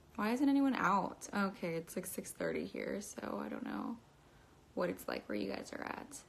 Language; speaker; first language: English; native; English